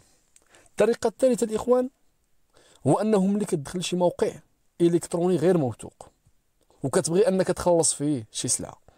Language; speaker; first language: Arabic; native; Arabic